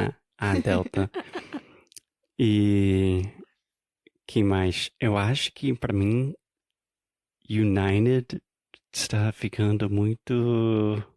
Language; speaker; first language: Portuguese; non-native, fluent; English